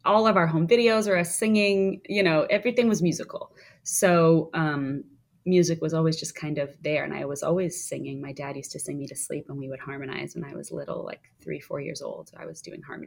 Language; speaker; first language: English; native; English